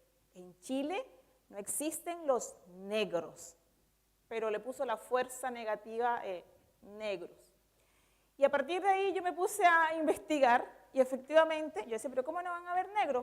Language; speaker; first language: Spanish; native; Spanish